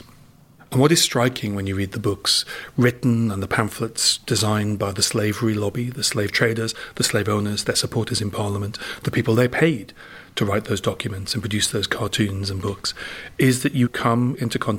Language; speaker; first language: English; native; English